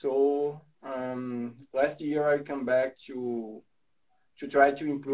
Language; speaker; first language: English; non-native, learner; Portuguese